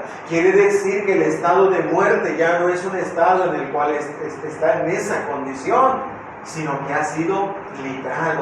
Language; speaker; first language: Spanish; native; Spanish